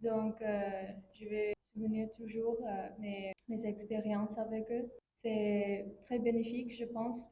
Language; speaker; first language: French; non-native, fluent; English